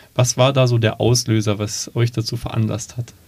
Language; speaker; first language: German; native; German